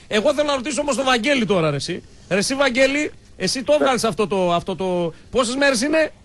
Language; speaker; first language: Greek; native; Greek